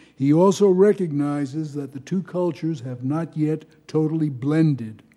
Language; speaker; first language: English; native; English